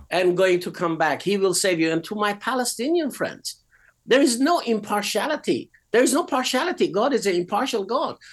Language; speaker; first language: English; non-native, fluent; Persian